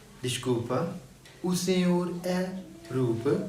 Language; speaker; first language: Portuguese; non-native, learner; Hindi